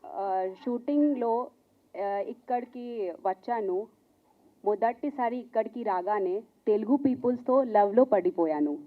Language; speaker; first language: Telugu; non-native, learner; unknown